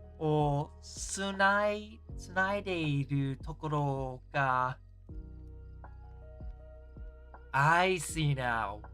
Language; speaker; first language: Japanese; non-native, learner; English